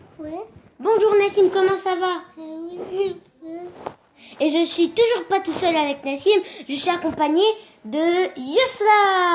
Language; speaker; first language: French; native; French